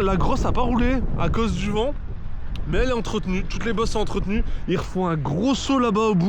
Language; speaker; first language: French; native; French